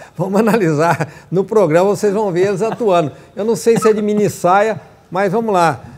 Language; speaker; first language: Portuguese; native; Portuguese